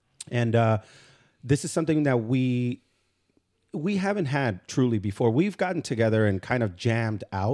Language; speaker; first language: English; early bilingual, other home language; Spanish